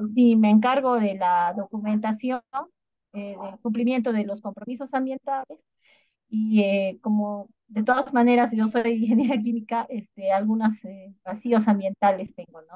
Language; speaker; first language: Spanish; native; Spanish